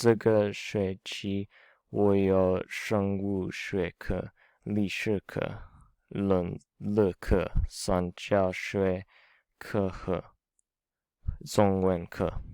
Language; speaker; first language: Chinese; non-native, learner; English